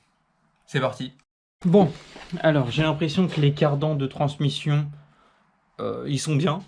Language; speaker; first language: French; native; French